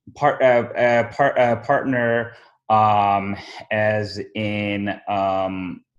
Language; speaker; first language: English; early bilingual, other home language; Somali